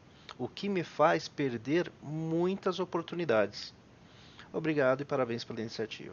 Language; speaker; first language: Portuguese; native; Portuguese